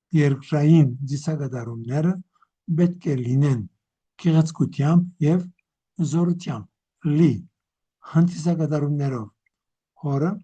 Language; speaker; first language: Armenian; native; Armenian